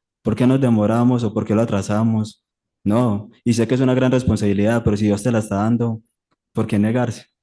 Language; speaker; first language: Spanish; native; Spanish